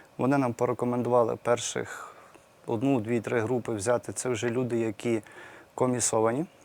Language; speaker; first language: Ukrainian; native; Ukrainian